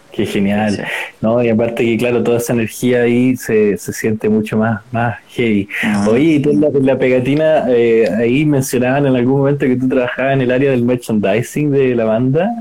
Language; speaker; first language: Spanish; native; Spanish